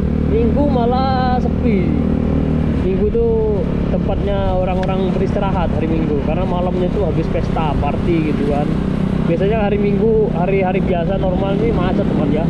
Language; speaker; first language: Indonesian; native; Indonesian